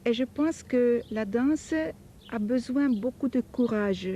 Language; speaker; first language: French; non-native, fluent; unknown